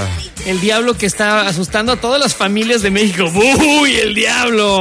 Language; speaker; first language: Spanish; native; Spanish